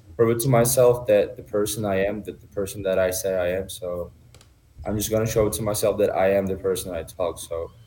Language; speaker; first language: English; non-native, fluent; Turkish